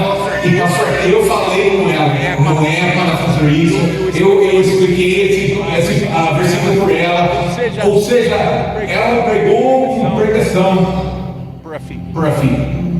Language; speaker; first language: Portuguese; non-native, fluent; English